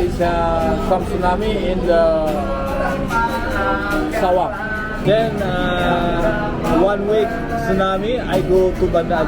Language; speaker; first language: English; non-native, learner; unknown